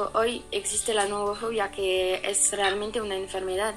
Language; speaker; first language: Spanish; non-native, fluent; French